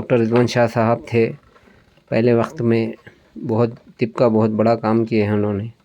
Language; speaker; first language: Urdu; native; Urdu